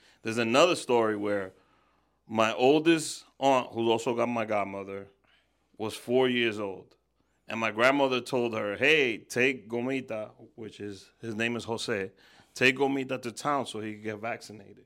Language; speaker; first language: English; early bilingual, other home language; Spanish